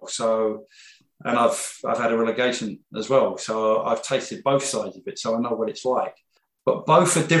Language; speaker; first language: English; native; English